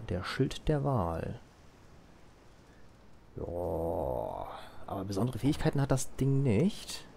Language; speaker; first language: German; native; German